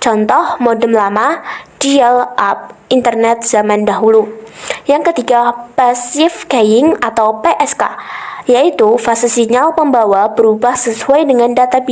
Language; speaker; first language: Indonesian; native; Indonesian